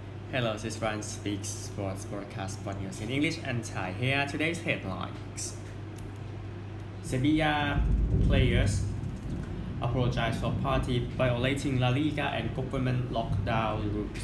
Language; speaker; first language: English; non-native, fluent; Thai